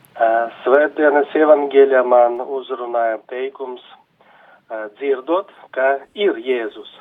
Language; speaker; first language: Latvian; non-native, local second language; Russian